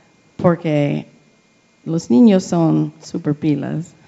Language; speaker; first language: Spanish; non-native, learner; English